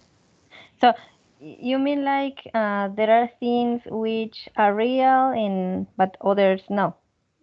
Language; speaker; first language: English; non-native, fluent; Spanish